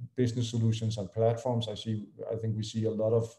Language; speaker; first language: English; non-native, fluent; Danish